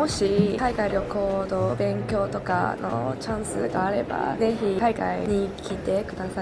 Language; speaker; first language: Japanese; non-native, learner; Chinese